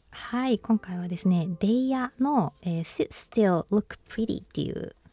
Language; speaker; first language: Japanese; native; Japanese